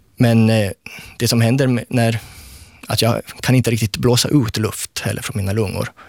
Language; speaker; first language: Swedish; native; Swedish